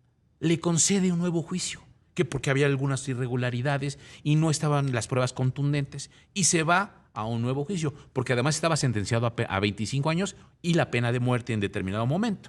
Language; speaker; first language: Spanish; native; Spanish